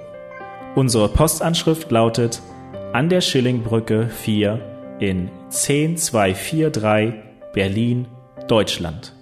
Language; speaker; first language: German; native; German